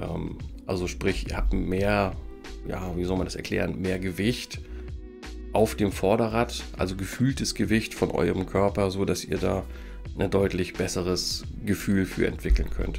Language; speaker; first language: German; native; German